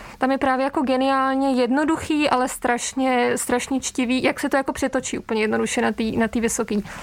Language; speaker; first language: Czech; native; Czech